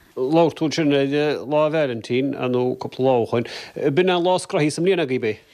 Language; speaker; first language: Irish; native; Irish